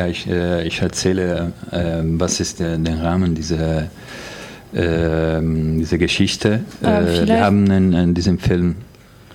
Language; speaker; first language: German; non-native, fluent; Italian